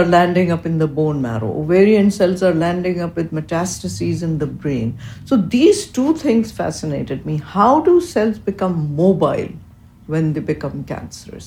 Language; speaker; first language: English; non-native, local second language; Urdu